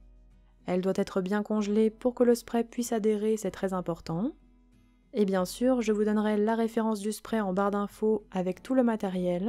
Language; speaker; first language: French; native; French